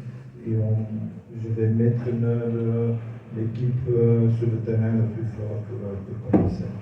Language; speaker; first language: French; non-native, local second language; Dutch